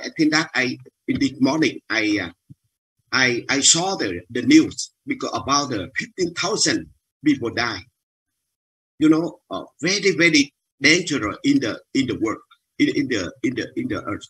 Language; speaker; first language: English; non-native, learner; Vietnamese